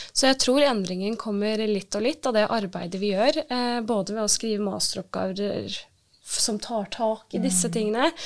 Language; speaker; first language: Norwegian; early bilingual, other home language; Turkish